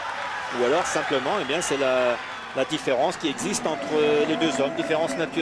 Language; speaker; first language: French; native; French